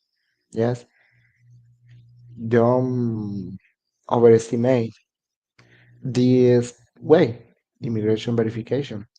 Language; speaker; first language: English; non-native, learner; Spanish